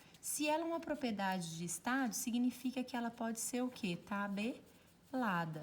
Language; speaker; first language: Portuguese; native; Portuguese